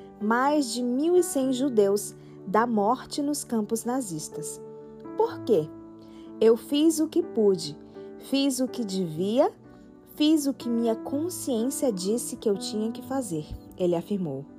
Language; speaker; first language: Portuguese; native; Portuguese